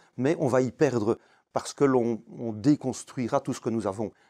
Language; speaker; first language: French; native; French